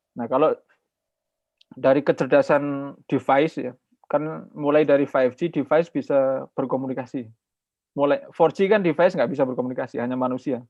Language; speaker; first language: Indonesian; native; Indonesian